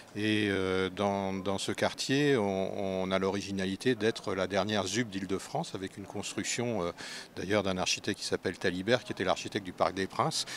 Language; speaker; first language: French; native; French